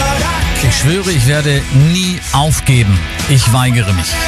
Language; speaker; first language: German; native; German